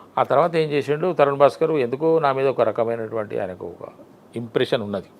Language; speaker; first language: Telugu; native; Telugu